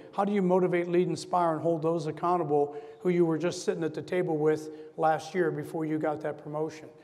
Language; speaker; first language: English; native; English